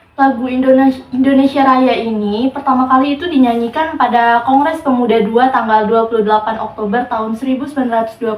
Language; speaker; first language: Indonesian; non-native, local second language; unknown